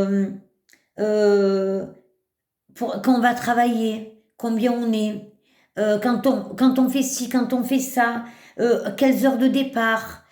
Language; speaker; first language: French; native; French